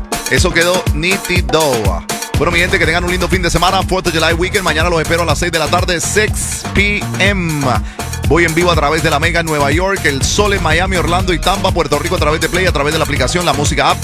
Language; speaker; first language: Spanish; native; Spanish